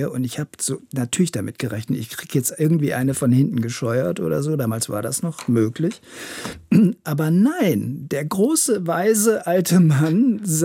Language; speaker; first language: German; native; German